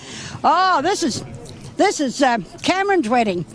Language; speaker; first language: English; native; English